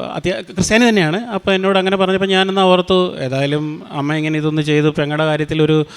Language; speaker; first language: Malayalam; native; Malayalam